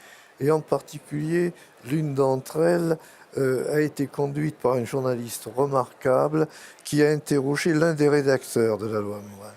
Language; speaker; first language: French; native; French